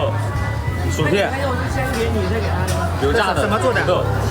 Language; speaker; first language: Chinese; native; Chinese